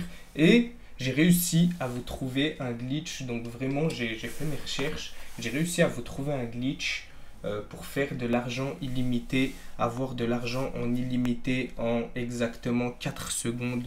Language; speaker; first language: French; native; French